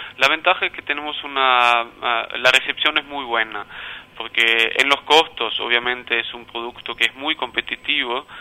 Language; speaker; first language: Spanish; non-native, fluent; German